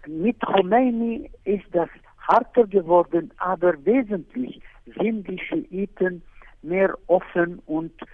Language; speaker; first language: German; non-native, fluent; Arabic